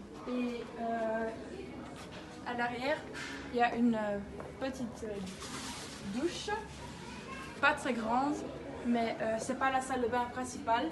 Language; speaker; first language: French; non-native, fluent; Dutch